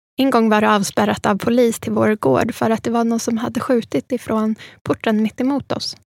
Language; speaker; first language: Swedish; early bilingual, other home language; Spanish